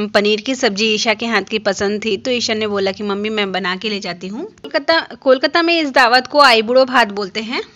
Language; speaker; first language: Hindi; non-native, local second language; Bangla